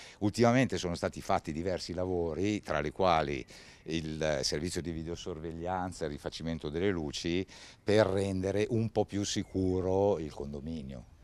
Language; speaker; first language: Italian; native; Italian